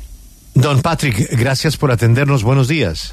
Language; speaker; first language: Spanish; native; Spanish